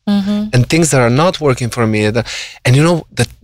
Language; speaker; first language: English; non-native, fluent; Slovenian